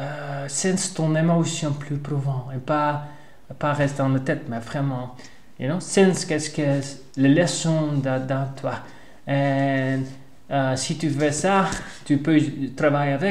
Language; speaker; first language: French; non-native, learner; Dutch